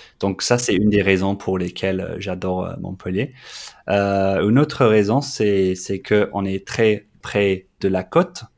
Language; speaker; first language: French; non-native, fluent; English